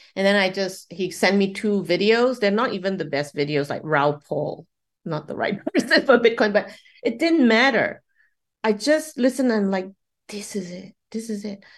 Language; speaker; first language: English; non-native, local second language; Cantonese